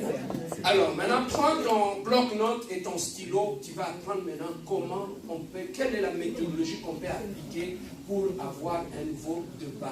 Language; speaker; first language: French; non-native, local second language; Lingala